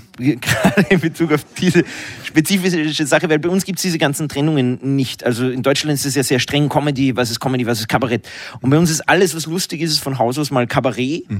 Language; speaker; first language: German; native; German